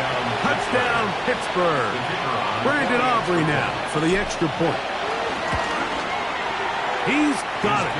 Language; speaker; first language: English; native; English